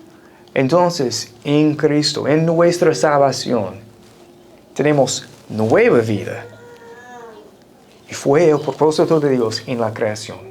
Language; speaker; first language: Spanish; non-native, fluent; English